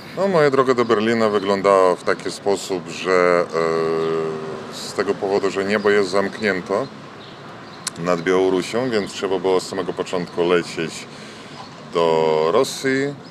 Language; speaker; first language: Polish; non-native, fluent; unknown